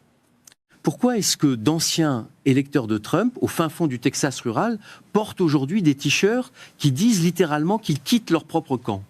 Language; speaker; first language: French; native; French